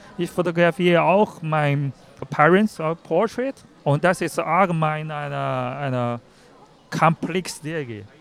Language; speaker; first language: German; non-native, learner; Chinese